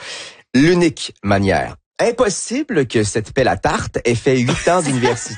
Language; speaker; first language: French; native; French